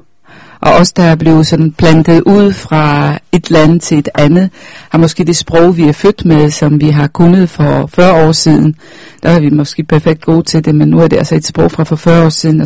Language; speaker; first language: Danish; non-native, fluent; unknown